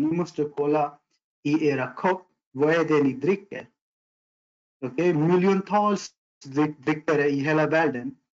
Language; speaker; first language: Swedish; non-native, fluent; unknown